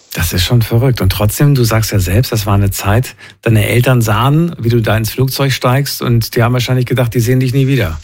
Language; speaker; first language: German; native; German